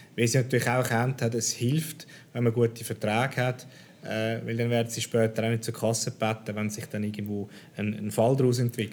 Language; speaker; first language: German; native; German